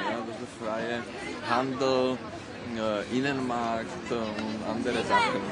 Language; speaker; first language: German; non-native, fluent; Czech